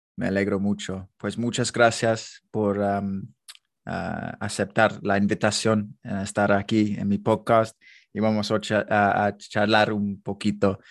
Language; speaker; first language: Spanish; non-native, fluent; English